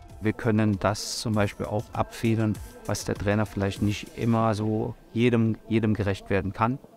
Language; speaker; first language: German; native; German